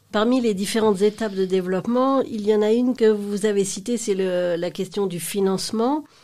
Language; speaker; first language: French; native; French